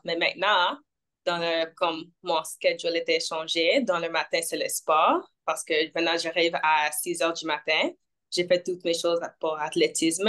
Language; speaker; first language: French; non-native, local second language; English